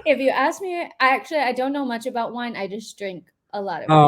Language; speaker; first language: English; native; English